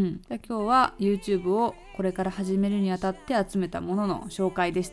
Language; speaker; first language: Japanese; native; Japanese